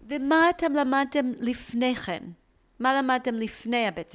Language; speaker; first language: Hebrew; native; Hebrew